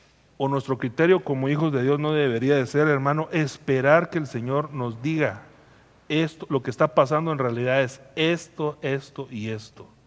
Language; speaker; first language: Spanish; native; Spanish